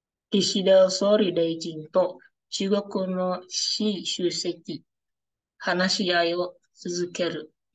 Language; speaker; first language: Japanese; non-native, learner; Indonesian